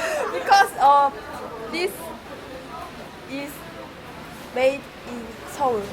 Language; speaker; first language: English; non-native, learner; Korean